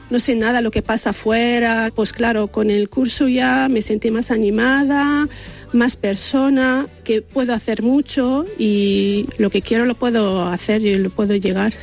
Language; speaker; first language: Spanish; non-native, fluent; Arabic